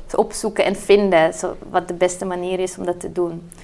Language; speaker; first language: Dutch; non-native, fluent; Portuguese